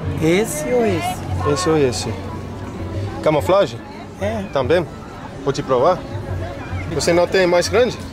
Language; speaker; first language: Portuguese; non-native, learner; English